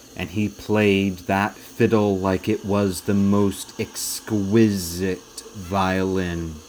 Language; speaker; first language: English; native; English